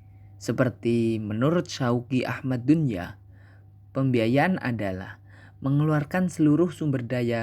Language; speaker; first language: Indonesian; native; Indonesian